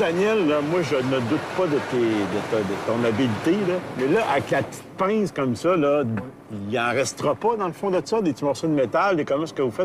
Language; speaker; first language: French; native; French